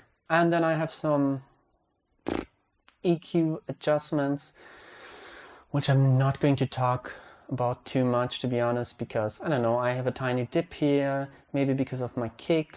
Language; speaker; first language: English; non-native, fluent; Hungarian